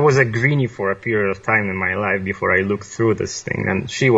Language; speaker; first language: English; non-native, fluent; Polish